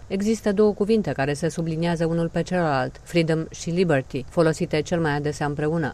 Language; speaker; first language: Romanian; native; Romanian